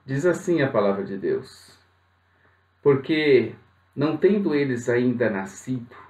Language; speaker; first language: Portuguese; native; Portuguese